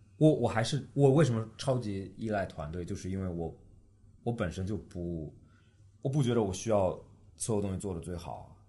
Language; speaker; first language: Chinese; early bilingual, heritage; Chinese